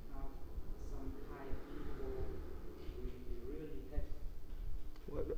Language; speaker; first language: English; non-native, learner; Vietnamese